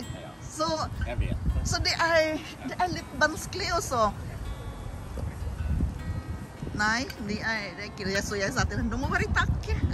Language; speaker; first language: Norwegian; non-native, learner; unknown